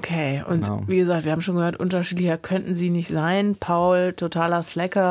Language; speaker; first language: German; native; German